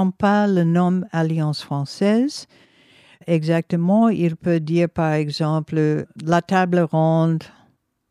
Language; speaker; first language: French; non-native, fluent; English